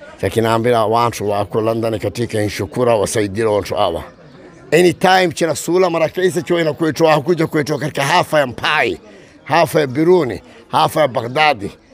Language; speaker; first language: Swahili; native; Swahili